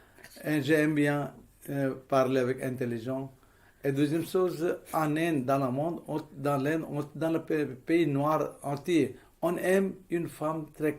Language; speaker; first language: French; non-native, fluent; Hindi